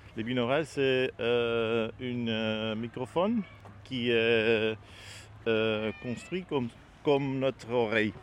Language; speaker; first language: French; non-native, learner; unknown